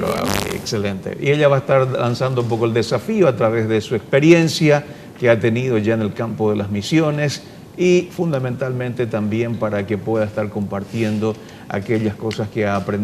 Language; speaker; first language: Spanish; native; Spanish